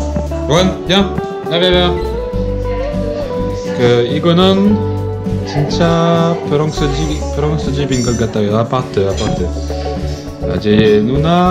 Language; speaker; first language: Korean; non-native, learner; French